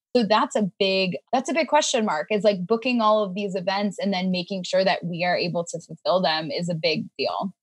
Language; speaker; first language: English; native; English